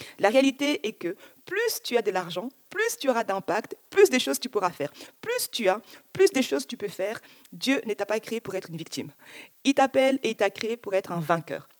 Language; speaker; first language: French; early bilingual, other home language; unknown